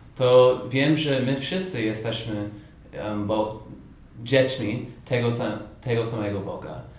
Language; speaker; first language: Polish; non-native, fluent; English